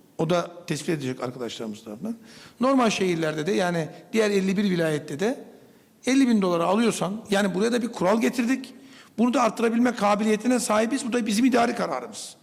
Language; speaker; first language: Turkish; native; Turkish